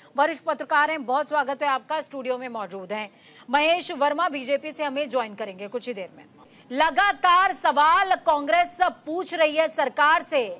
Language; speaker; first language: Hindi; native; Hindi